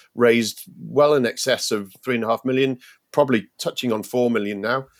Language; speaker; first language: English; native; English